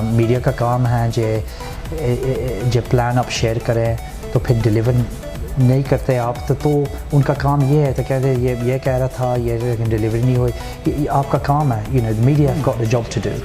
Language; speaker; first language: Hindi; early bilingual, heritage; Hindi